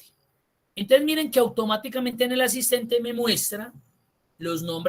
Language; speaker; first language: Spanish; native; Spanish